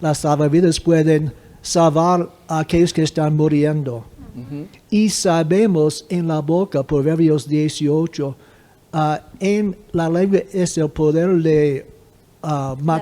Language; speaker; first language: Spanish; non-native, fluent; English